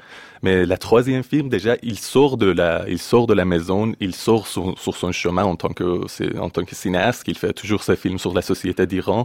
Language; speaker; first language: French; non-native, fluent; Persian